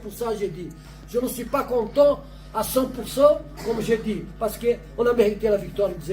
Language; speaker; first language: French; non-native, learner; Portuguese